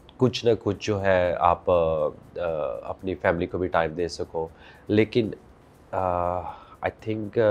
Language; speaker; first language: Urdu; native; Urdu